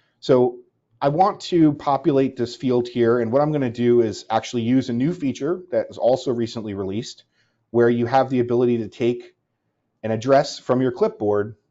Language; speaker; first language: English; native; English